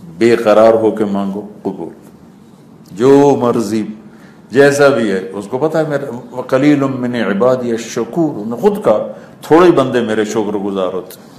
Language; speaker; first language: Urdu; non-native, local second language; Punjabi